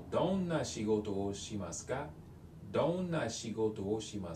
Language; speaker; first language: Japanese; non-native, learner; English